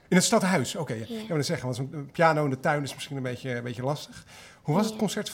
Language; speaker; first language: Dutch; native; Dutch